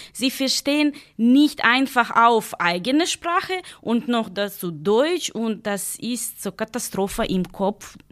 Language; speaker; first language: German; non-native, learner; Ukrainian